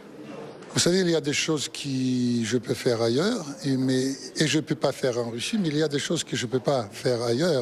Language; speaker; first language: French; non-native, fluent; Russian